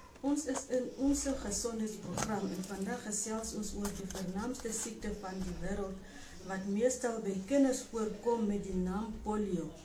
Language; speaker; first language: Afrikaans; non-native, local second language; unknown